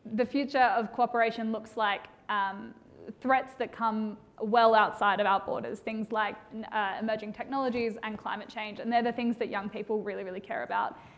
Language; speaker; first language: English; native; English